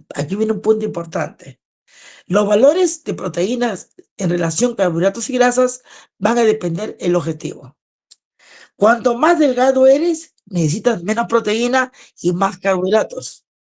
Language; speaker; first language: Spanish; native; Spanish